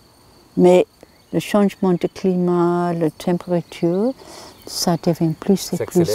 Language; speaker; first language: French; non-native, learner; English